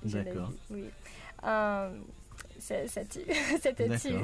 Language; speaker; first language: French; non-native, learner; English